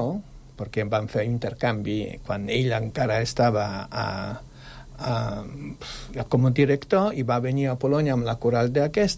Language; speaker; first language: Catalan; non-native, fluent; Polish